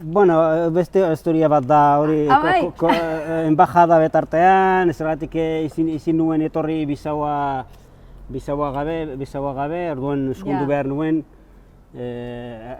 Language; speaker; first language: Basque; non-native, fluent; Arabic